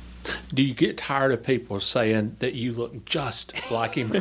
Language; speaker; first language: English; native; English